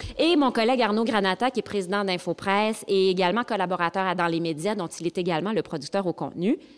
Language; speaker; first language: French; native; French